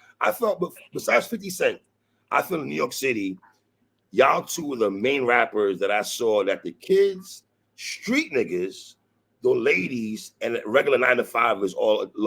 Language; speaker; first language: English; native; English